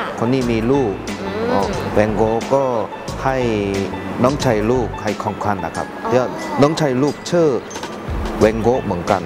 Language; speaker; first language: Thai; non-native, learner; Korean